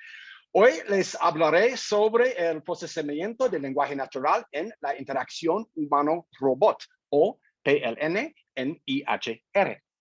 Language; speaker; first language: Spanish; non-native, fluent; English